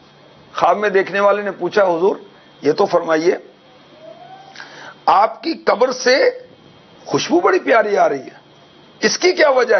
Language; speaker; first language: Urdu; native; Urdu